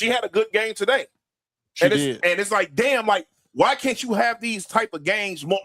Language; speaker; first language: English; native; English